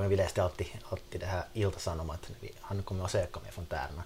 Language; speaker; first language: Swedish; non-native, local second language; Finnish